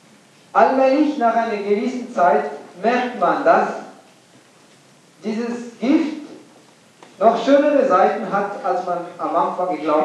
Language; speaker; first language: German; non-native, fluent; English